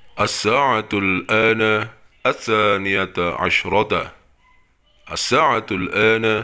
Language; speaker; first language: Arabic; non-native, fluent; Indonesian